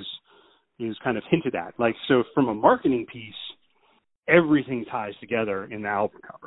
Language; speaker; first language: English; native; English